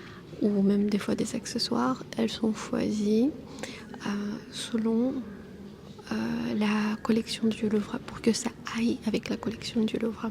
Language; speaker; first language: French; non-native, fluent; Armenian